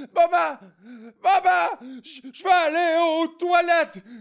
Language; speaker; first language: French; native; French